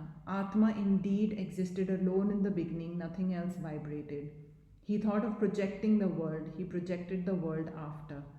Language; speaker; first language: English; non-native, local second language; Hindi